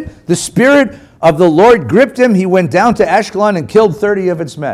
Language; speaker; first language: English; native; English